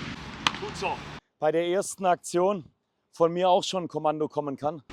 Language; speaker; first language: German; native; German